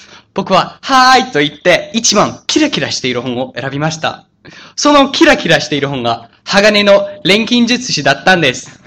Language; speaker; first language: Japanese; non-native, fluent; English